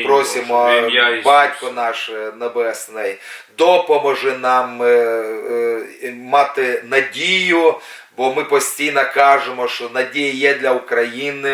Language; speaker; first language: Ukrainian; non-native, local second language; Russian